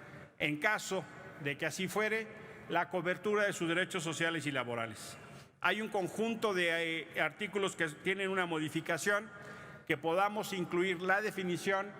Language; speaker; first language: Spanish; native; Spanish